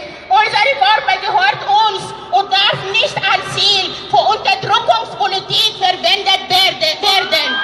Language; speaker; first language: German; non-native, fluent; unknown